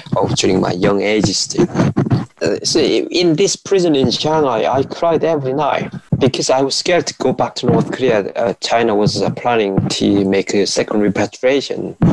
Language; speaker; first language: English; non-native, fluent; Korean